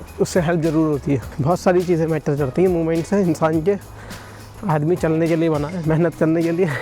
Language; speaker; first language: Hindi; native; Hindi